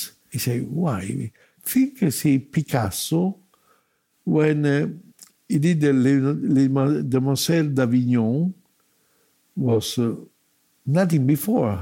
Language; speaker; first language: English; non-native, learner; Italian